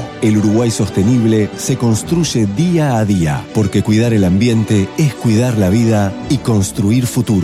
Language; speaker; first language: Spanish; native; Spanish